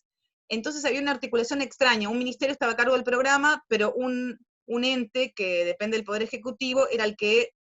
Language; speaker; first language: Spanish; native; Spanish